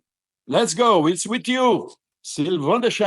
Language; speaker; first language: English; non-native, fluent; Portuguese